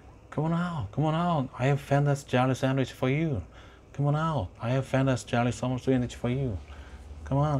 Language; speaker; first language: English; non-native, learner; Korean